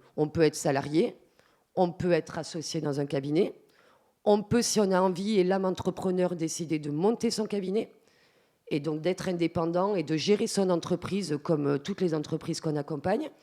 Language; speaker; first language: French; native; French